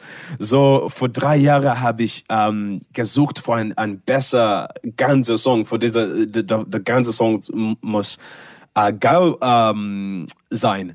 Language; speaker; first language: German; non-native, learner; English